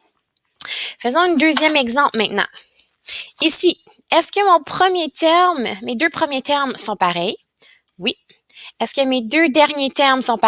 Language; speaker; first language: French; native; French